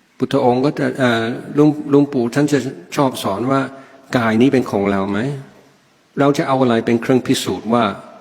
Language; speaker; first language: Thai; non-native, fluent; English